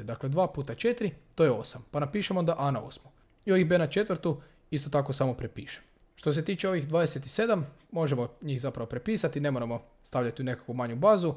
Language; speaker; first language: Croatian; native; Croatian